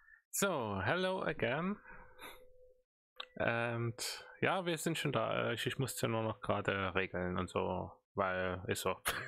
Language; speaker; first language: German; native; German